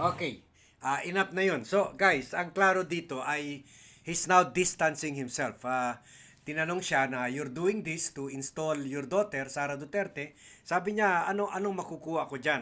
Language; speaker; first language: Filipino; non-native, local second language; Chavacano